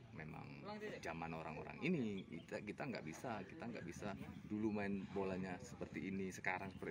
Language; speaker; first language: Indonesian; native; Indonesian